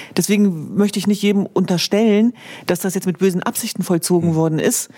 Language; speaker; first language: German; early bilingual, other home language; Kurdish